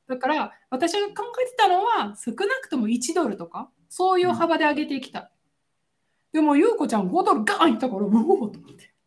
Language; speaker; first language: Japanese; native; Japanese